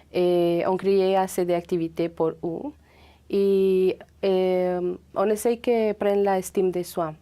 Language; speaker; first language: French; non-native, fluent; Spanish